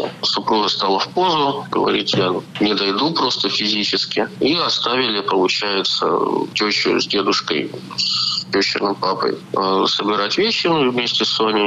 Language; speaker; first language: Russian; native; Russian